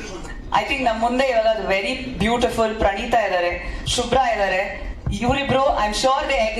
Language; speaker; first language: Kannada; native; Kannada